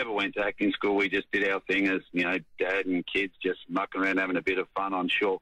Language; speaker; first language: English; native; English